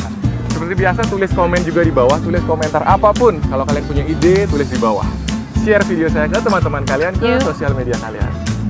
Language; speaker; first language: Indonesian; non-native, fluent; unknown